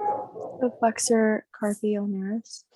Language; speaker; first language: English; native; English